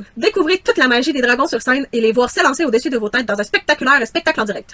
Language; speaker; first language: French; native; French